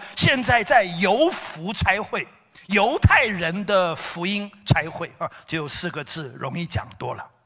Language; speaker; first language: Chinese; native; Chinese